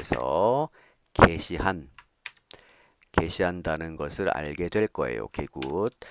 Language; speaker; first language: Korean; native; Korean